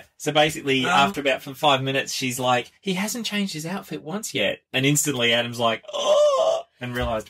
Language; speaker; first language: English; native; English